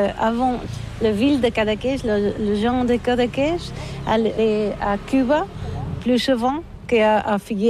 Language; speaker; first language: French; non-native, learner; Catalan